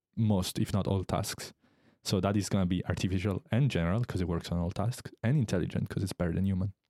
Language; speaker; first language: English; non-native, fluent; Italian